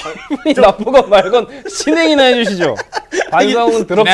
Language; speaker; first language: Korean; native; Korean